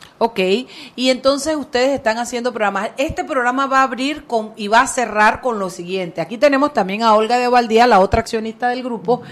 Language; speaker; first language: Spanish; native; Spanish